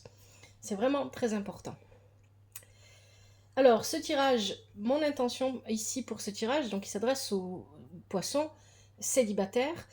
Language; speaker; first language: French; native; French